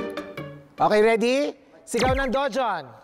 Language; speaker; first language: Filipino; native; Filipino